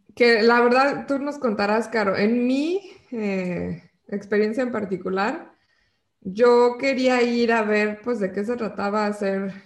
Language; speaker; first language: Spanish; native; Spanish